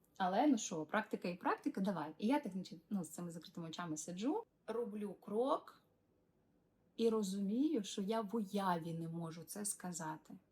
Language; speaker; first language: Ukrainian; non-native, local second language; Russian